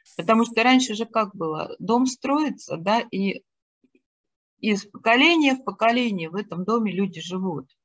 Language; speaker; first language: Russian; native; Russian